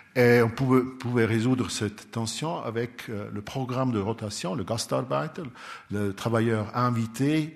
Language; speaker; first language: French; non-native, local second language; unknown